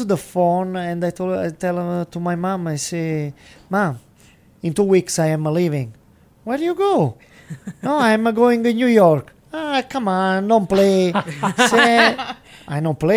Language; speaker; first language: English; non-native, learner; Italian